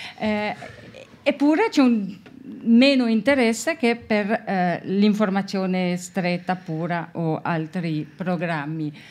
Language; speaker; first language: Italian; non-native, local second language; French